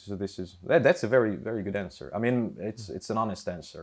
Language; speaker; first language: English; non-native, fluent; Hungarian